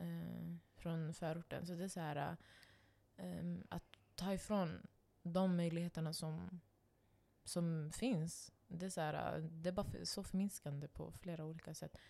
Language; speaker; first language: Swedish; non-native, local second language; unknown